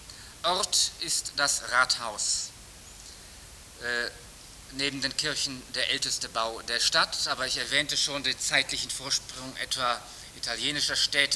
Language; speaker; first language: German; native; German